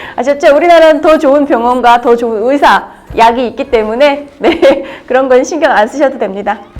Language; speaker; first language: Korean; native; Korean